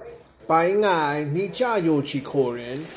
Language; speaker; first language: Chinese; non-native, learner; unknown